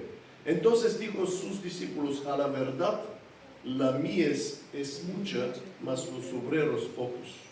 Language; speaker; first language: Spanish; non-native, fluent; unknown